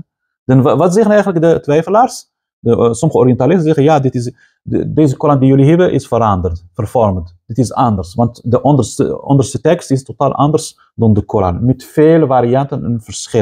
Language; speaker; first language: Dutch; non-native, fluent; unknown